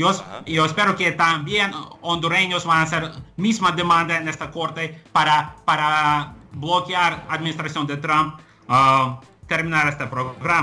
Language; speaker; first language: Spanish; non-native, fluent; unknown